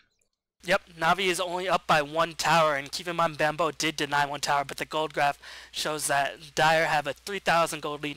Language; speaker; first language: English; native; English